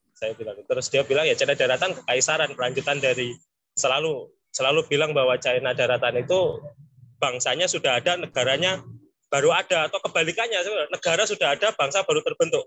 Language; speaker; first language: Indonesian; native; Indonesian